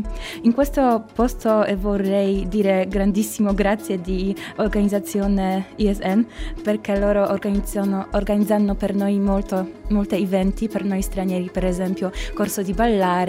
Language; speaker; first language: Italian; non-native, learner; Polish